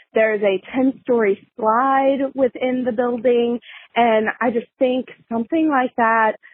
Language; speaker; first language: English; native; English